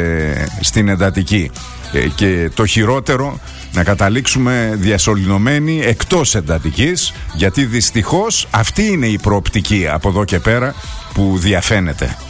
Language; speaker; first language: Greek; native; Greek